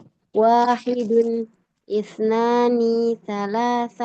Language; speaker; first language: Arabic; non-native, fluent; Indonesian